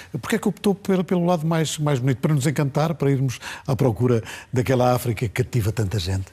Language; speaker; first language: Portuguese; native; Portuguese